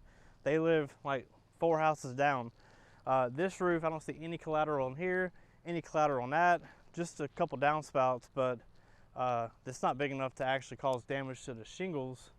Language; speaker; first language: English; native; English